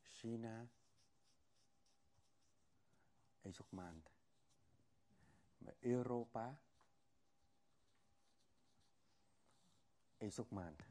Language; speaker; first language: Dutch; non-native, fluent; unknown